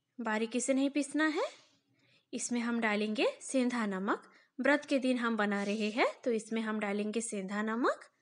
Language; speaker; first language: Hindi; non-native, local second language; Bangla